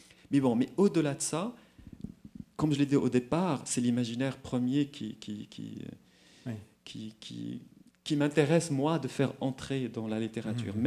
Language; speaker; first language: French; non-native, local second language; Arabic